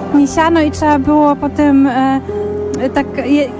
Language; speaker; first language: Polish; native; Polish